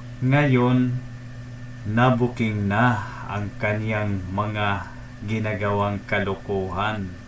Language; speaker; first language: Filipino; non-native, local second language; Cebuano